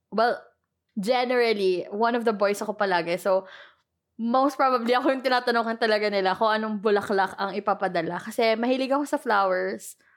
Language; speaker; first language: Filipino; native; Filipino